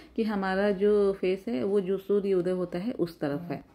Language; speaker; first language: Hindi; native; Hindi